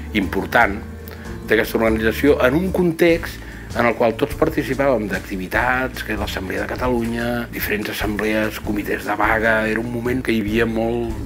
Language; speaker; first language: Catalan; native; Catalan